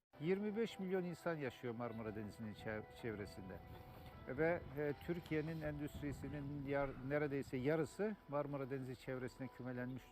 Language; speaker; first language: Turkish; native; Turkish